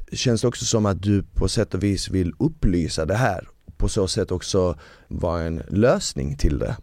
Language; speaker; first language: Swedish; early bilingual, other home language; Bosnian